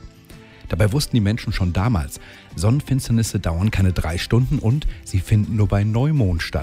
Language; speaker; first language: German; native; German